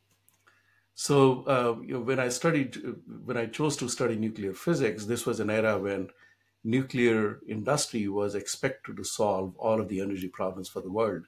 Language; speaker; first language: English; non-native, local second language; Hindi